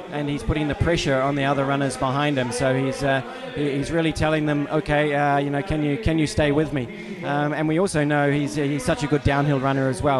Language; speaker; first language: English; native; English